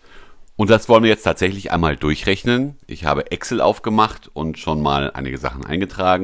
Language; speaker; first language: German; native; German